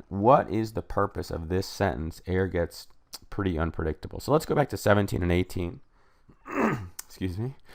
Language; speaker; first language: English; native; English